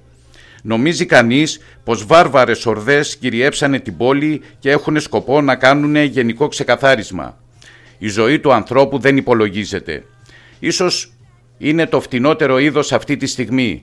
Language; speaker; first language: Greek; native; Greek